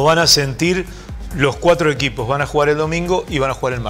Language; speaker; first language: Spanish; native; Spanish